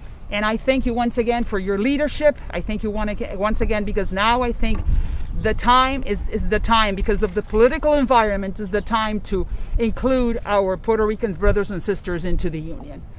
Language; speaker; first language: English; non-native, local second language; Spanish